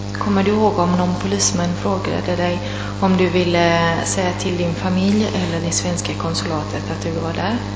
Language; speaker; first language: Swedish; non-native, fluent; Italian